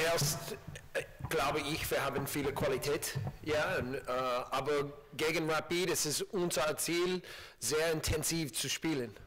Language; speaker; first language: German; non-native, learner; English